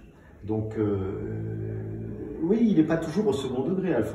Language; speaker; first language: French; native; French